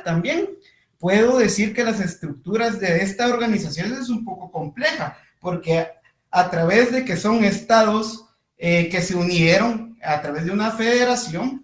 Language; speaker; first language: Spanish; native; Spanish